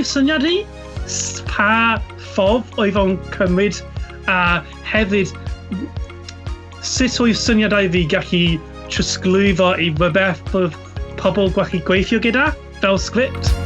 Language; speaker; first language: Welsh; non-native, local second language; English